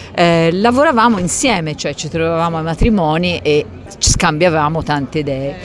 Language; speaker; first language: Italian; native; Italian